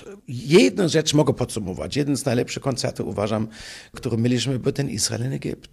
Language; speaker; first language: Polish; non-native, fluent; German